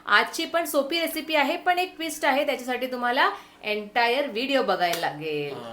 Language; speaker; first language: Marathi; native; Marathi